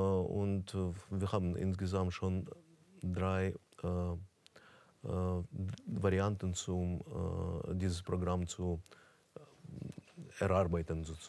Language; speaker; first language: German; non-native, fluent; Russian